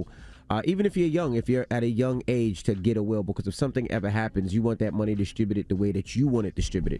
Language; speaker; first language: English; native; English